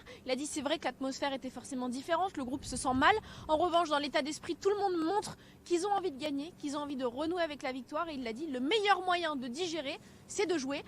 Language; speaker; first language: French; native; French